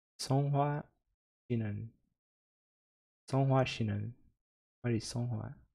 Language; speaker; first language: Korean; non-native, learner; Portuguese